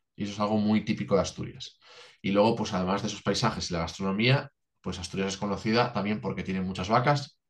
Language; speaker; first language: Spanish; native; Spanish